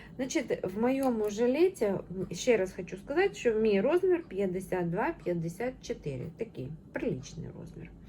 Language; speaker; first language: Ukrainian; non-native, local second language; Russian